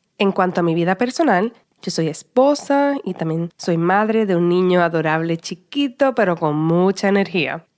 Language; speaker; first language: Spanish; native; Spanish